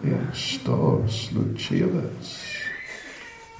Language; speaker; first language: Russian; non-native, learner; English